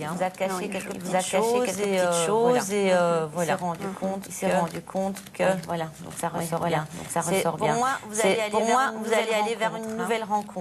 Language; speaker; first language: French; native; French